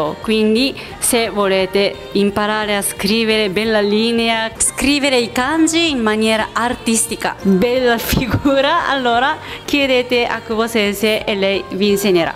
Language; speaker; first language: Italian; non-native, fluent; Japanese